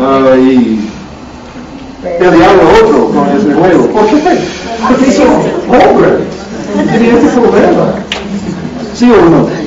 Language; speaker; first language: Spanish; non-native, learner; English